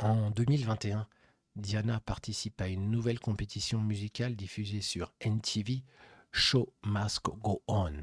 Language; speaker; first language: French; native; French